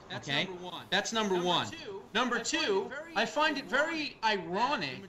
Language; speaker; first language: English; native; English